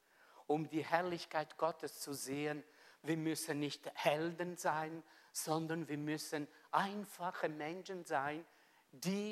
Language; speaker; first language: German; non-native, fluent; Italian